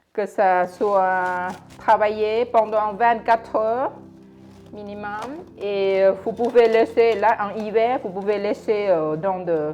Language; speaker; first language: French; non-native, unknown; Thai